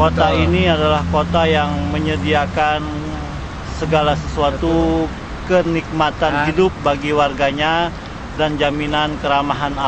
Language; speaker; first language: Indonesian; non-native, local second language; Banjar